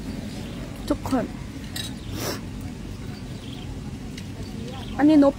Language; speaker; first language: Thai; non-native, learner; Korean